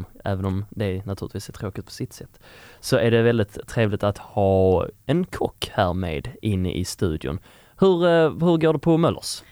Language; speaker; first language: Swedish; native; Swedish